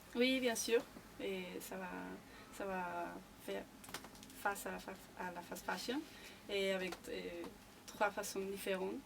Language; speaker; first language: French; non-native, fluent; Spanish